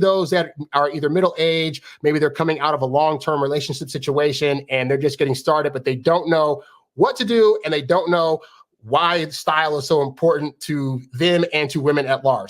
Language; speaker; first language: English; native; English